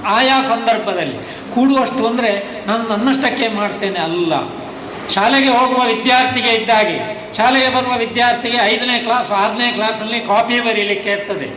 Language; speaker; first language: Kannada; non-native, local second language; Tulu